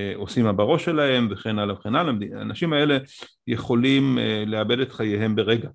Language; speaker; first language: Hebrew; native; Hebrew